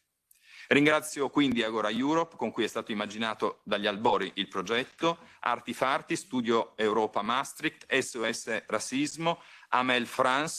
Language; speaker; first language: Italian; native; Italian